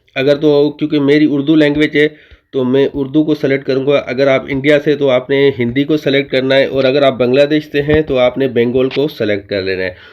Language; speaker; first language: Urdu; native; Urdu